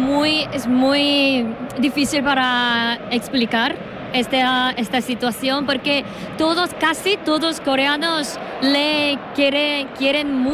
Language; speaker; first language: Spanish; non-native, learner; Korean